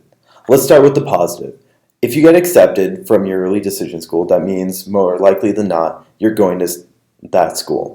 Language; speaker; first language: English; native; English